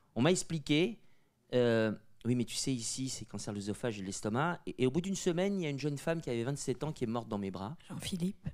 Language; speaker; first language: French; native; French